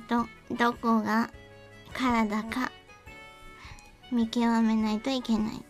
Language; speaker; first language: Japanese; native; Japanese